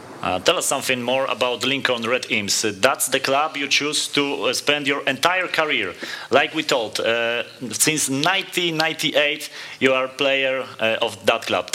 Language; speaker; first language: English; non-native, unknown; Polish